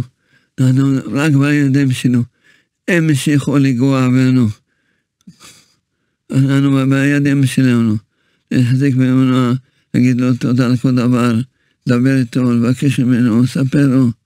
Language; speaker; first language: Hebrew; early bilingual, other home language; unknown